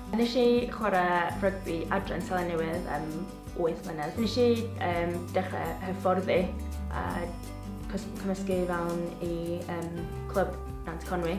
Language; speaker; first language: Welsh; non-native, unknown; English